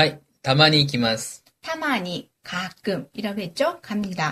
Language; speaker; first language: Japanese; non-native, fluent; Korean